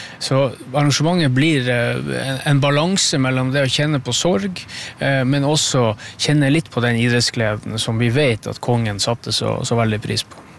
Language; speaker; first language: Norwegian; native; Norwegian